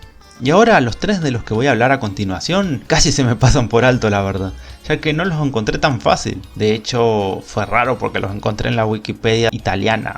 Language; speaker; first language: Spanish; native; Spanish